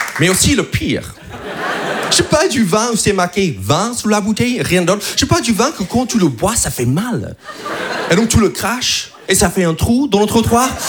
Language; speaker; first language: French; non-native, fluent; English